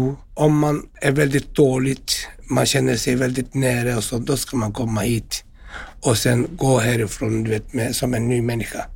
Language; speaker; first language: Swedish; non-native, fluent; Turkish